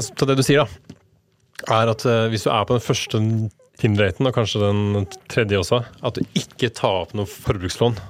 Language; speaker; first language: Norwegian; native; Norwegian